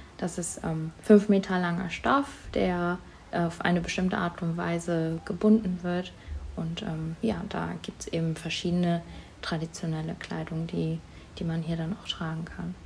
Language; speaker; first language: German; native; German